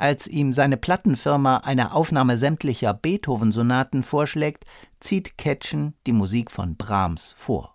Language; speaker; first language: German; native; German